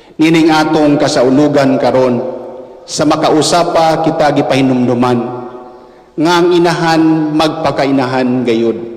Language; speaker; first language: Cebuano; native; Cebuano